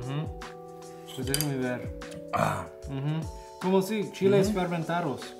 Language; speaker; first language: Spanish; non-native, learner; English